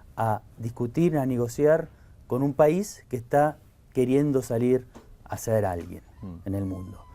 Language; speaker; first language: Spanish; native; Spanish